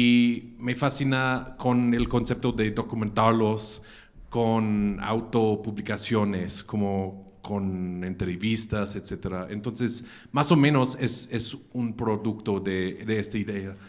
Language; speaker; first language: Spanish; non-native, fluent; English